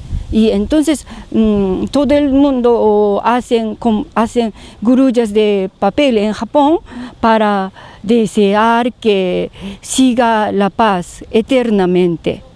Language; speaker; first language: Spanish; non-native, learner; Japanese